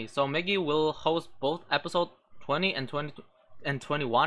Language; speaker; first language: English; non-native, local second language; Filipino